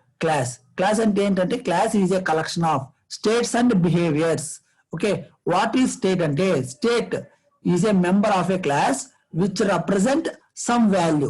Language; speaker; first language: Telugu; native; Telugu